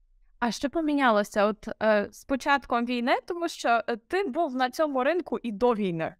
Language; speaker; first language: Ukrainian; native; Ukrainian